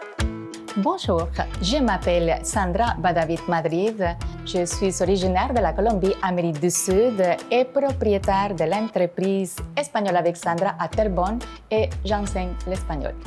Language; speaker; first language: French; non-native, fluent; Spanish